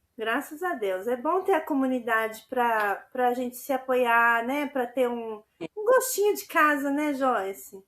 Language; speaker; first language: Portuguese; native; Portuguese